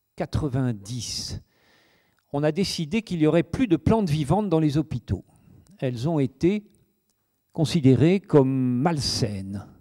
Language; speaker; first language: French; native; French